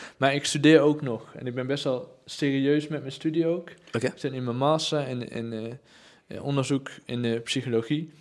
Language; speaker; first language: Dutch; native; Dutch